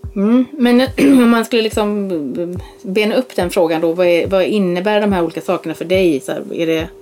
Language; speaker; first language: Swedish; native; Swedish